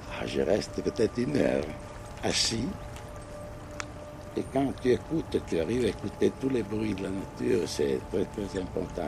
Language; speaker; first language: French; non-native, fluent; Italian